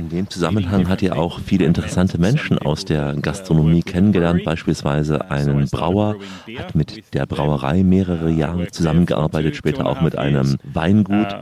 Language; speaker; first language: German; native; German